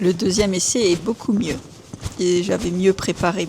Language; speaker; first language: French; native; French